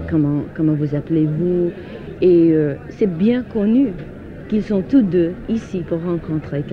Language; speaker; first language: French; non-native, fluent; English